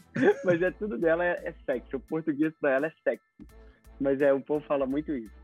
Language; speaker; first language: Portuguese; native; Portuguese